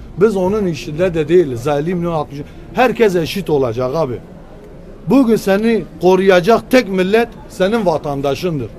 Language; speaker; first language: Turkish; non-native, local second language; Kurdish